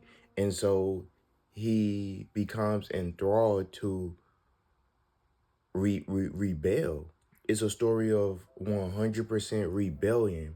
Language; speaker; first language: English; native; English